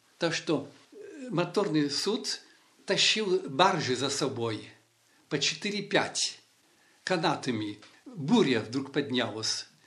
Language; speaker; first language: Russian; early bilingual, heritage; Russian